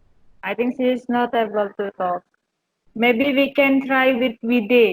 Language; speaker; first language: English; non-native, fluent; Indonesian